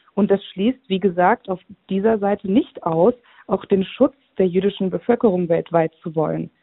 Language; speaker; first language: German; native; German